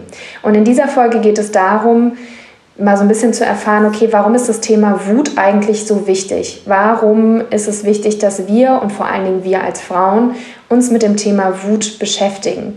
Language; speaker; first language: German; native; German